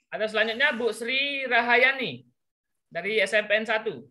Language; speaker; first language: Indonesian; native; Indonesian